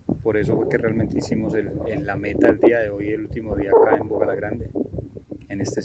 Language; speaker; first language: Spanish; native; Spanish